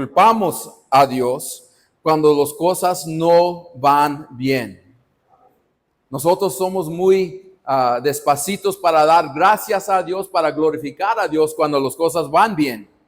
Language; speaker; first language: Spanish; non-native, fluent; English